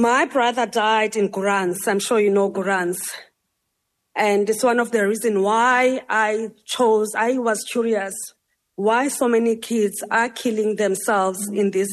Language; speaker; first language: English; non-native, local second language; Xhosa